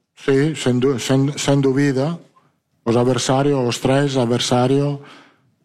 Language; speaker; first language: Portuguese; non-native, learner; Italian